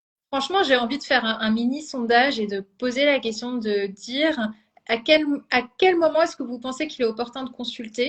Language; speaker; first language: French; native; French